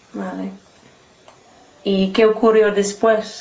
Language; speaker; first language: Spanish; non-native, learner; English